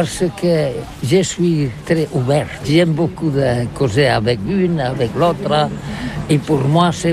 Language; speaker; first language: French; non-native, learner; Catalan